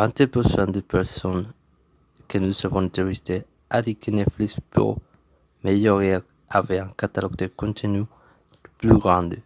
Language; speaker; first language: French; non-native, learner; Spanish